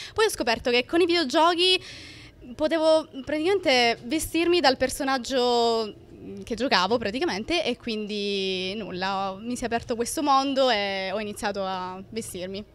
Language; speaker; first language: Italian; native; Italian